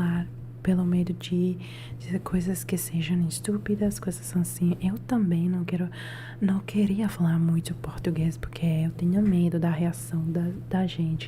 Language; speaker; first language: Portuguese; non-native, learner; Italian